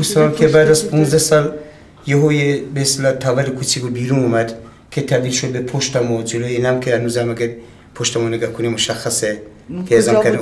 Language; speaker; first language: Persian; native; Persian